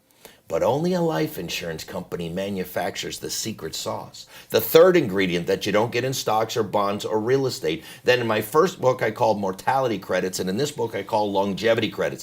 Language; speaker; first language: English; native; English